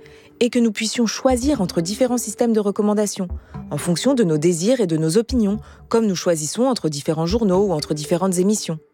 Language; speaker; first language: French; native; French